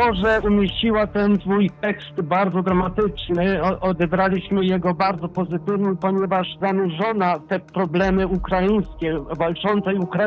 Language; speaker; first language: Polish; early bilingual, heritage; Polish